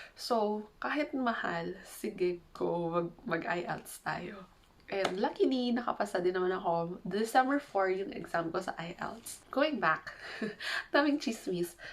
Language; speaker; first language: Filipino; non-native, local second language; Hiligaynon